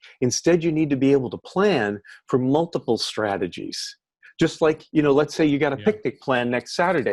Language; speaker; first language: English; native; English